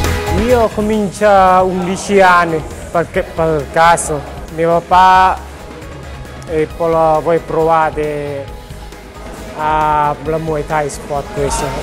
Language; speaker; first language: Italian; non-native, learner; Thai